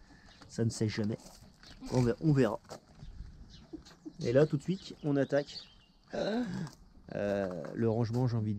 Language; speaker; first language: French; native; French